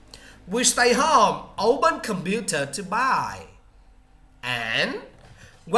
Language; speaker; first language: English; non-native, learner; Vietnamese